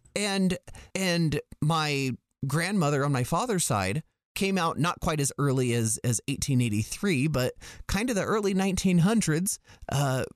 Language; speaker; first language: English; native; English